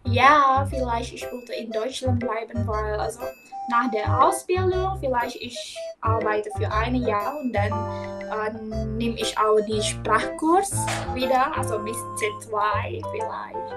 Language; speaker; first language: German; non-native, fluent; Indonesian